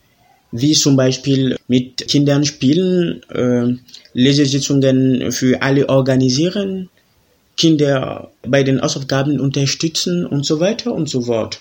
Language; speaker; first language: German; non-native, fluent; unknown